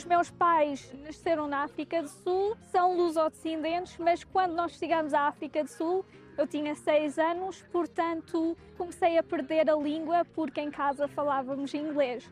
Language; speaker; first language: Portuguese; early bilingual, heritage; English